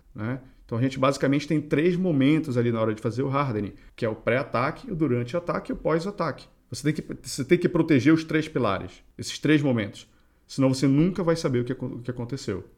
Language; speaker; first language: Portuguese; native; Portuguese